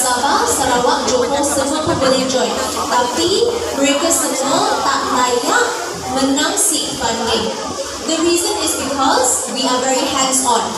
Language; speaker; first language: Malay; non-native, local second language; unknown